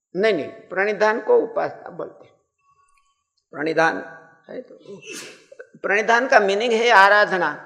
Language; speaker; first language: Hindi; non-native, local second language; Gujarati